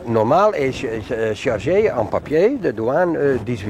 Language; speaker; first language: French; non-native, learner; Dutch